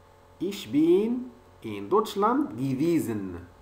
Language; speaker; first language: German; non-native, fluent; French